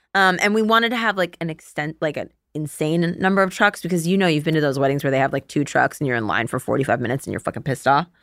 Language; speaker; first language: English; native; English